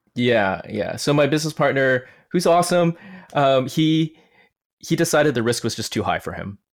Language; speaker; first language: English; non-native, local second language; Cantonese